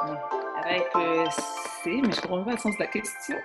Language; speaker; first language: French; early bilingual, other home language; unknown